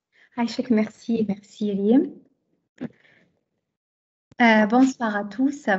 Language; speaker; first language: French; non-native, local second language; Arabic